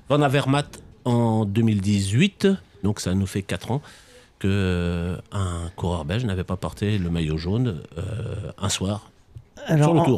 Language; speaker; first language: French; native; French